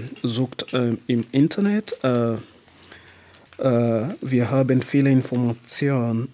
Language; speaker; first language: German; non-native, learner; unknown